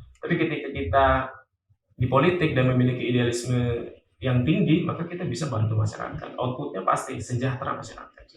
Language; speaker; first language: Indonesian; native; Indonesian